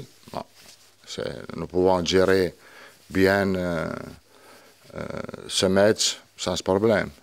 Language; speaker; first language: French; non-native, learner; Italian